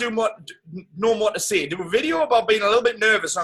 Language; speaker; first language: English; native; English